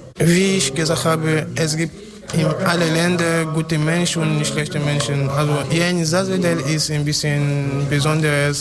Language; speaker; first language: German; non-native, learner; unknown